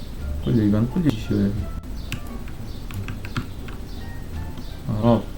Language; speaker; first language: Arabic; native; Arabic